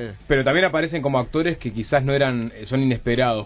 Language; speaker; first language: Spanish; native; Spanish